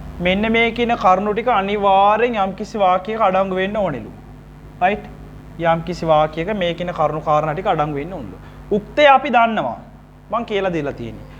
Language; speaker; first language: Sinhala; non-native, local second language; Tamil